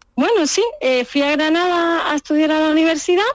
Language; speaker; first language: Spanish; native; Spanish